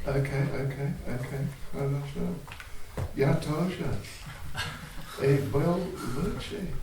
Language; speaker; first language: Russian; non-native, learner; English